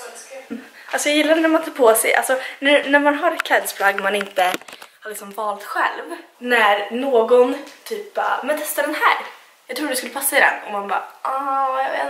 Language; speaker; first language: Swedish; native; Swedish